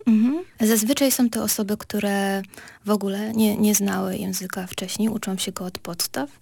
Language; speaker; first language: Polish; non-native, local second language; Kashubian